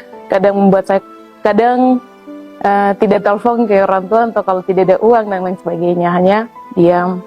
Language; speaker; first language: Indonesian; non-native, local second language; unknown